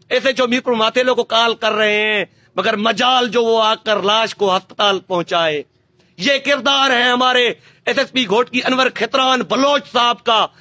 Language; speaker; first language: Urdu; non-native, local second language; Sindhi